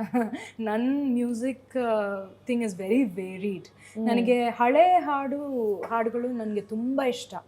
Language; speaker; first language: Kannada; non-native, local second language; Malayalam